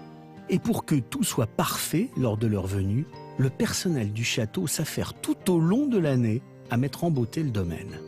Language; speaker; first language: French; native; French